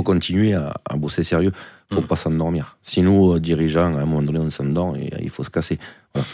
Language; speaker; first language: French; native; French